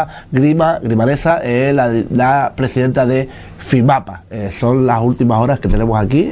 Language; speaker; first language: Spanish; native; Spanish